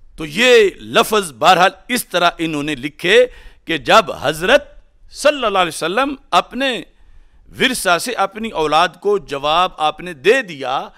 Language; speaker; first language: Urdu; non-native, local second language; Punjabi